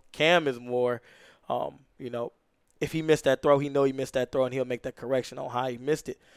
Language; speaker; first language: English; native; English